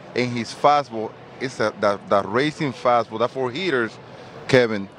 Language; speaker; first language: English; non-native, fluent; Spanish